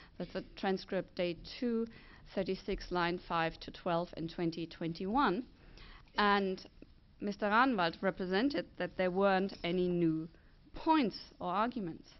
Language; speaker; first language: English; non-native, fluent; German